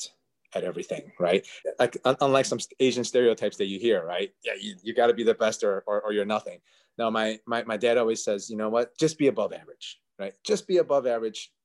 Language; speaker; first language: English; early bilingual, other home language; Chinese